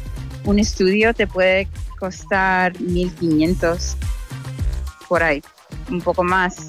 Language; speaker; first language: Spanish; non-native, fluent; English